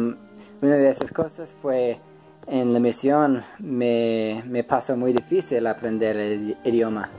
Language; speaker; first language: Spanish; non-native, fluent; English